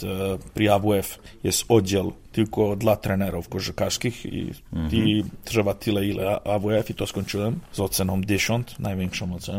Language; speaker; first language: Polish; non-native, learner; Serbian